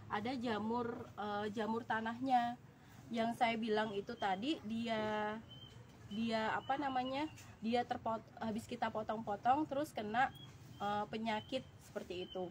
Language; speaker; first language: Indonesian; native; Indonesian